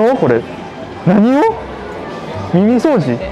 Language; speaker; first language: Japanese; native; Japanese